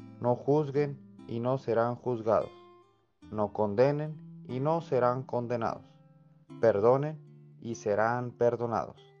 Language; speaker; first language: Spanish; native; Spanish